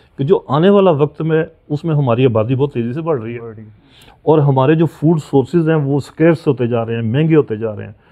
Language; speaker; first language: Urdu; non-native, local second language; Punjabi